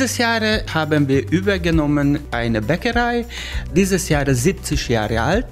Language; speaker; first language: German; non-native, learner; Hungarian